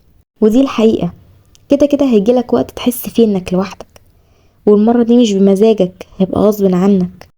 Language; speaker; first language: Arabic; native; Arabic